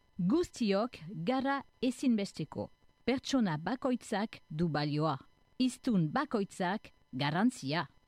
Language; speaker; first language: Basque; non-native, local second language; French